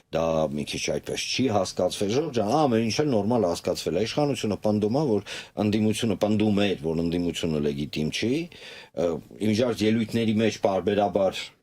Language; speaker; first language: Armenian; native; Armenian